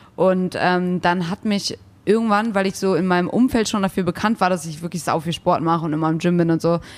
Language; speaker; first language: German; early bilingual, other home language; English